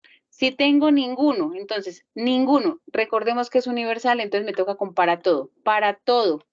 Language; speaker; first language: Spanish; native; Spanish